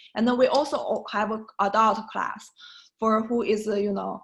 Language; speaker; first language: English; non-native, learner; Chinese